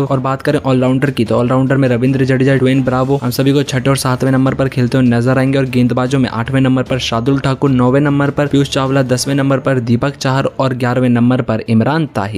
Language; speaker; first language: Hindi; native; Hindi